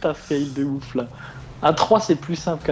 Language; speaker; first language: French; native; French